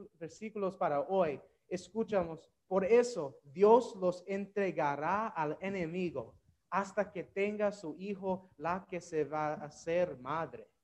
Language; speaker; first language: Spanish; non-native, learner; English